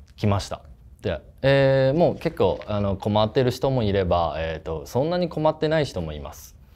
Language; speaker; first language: Japanese; non-native, fluent; Chinese